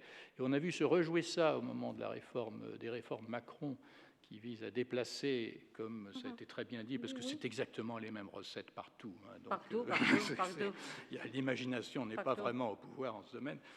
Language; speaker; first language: French; native; French